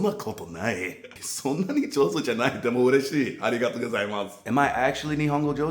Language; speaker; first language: Japanese; non-native, learner; English